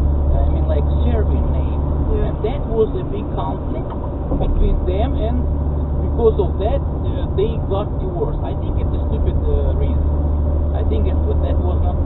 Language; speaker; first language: English; non-native, fluent; Russian